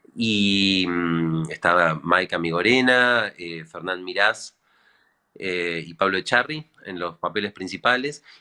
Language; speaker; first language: Spanish; native; Spanish